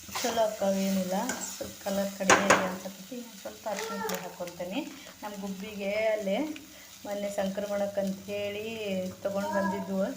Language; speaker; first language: Kannada; native; Kannada